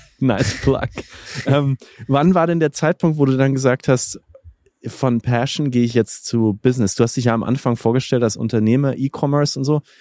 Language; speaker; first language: German; native; German